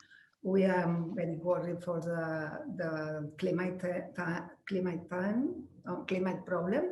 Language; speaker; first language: English; non-native, learner; Spanish